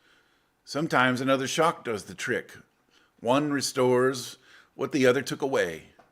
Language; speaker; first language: English; native; English